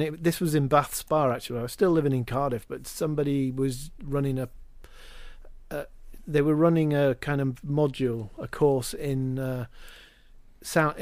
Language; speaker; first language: English; native; English